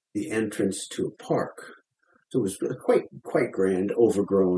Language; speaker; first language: English; native; English